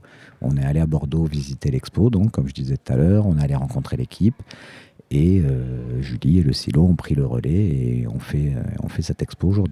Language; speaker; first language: French; native; French